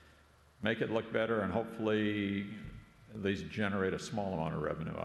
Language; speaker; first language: English; native; English